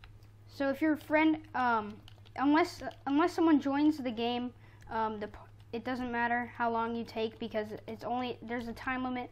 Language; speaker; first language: English; native; English